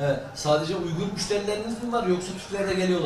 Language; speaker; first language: Turkish; native; Turkish